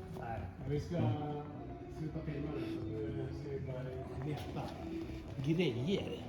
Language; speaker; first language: Swedish; native; Swedish